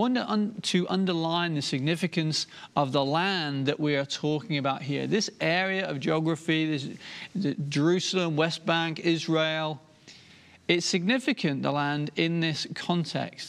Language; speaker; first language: English; native; English